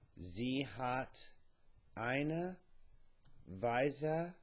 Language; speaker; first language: German; non-native, learner; English